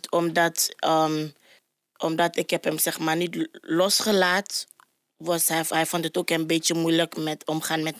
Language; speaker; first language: Dutch; non-native, fluent; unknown